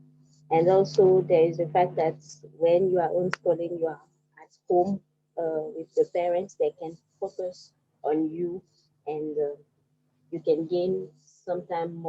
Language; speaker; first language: English; non-native, fluent; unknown